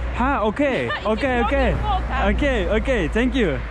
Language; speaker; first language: English; non-native, learner; Turkish